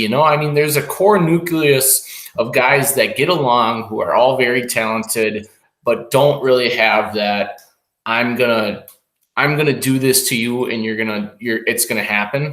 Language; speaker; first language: English; native; English